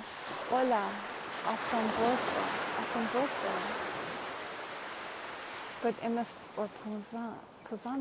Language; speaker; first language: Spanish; non-native, learner; English